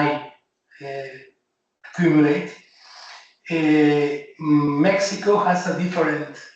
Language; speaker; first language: English; non-native, learner; Spanish